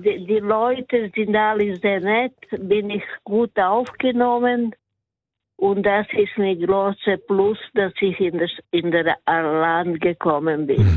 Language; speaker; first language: German; non-native, learner; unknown